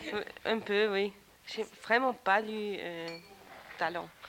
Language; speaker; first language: French; non-native, local second language; German